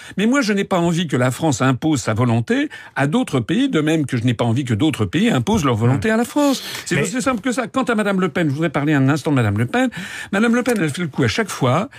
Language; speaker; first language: French; native; French